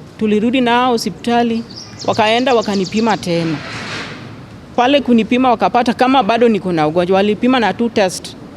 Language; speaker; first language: Swahili; non-native, local second language; Luo (Kenya and Tanzania)